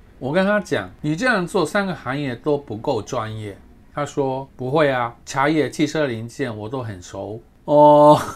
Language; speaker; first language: Chinese; non-native, fluent; Japanese